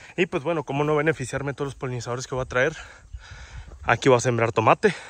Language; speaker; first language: Spanish; native; Spanish